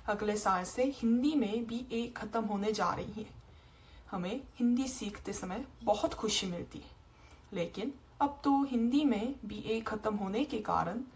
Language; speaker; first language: Hindi; non-native, learner; Korean